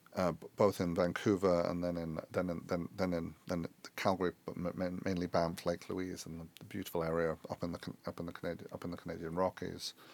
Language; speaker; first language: English; native; English